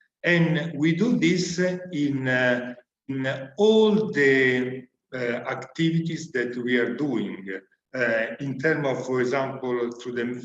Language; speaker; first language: English; non-native, learner; Italian